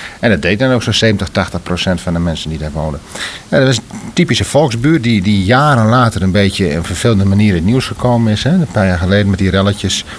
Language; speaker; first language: Dutch; native; Dutch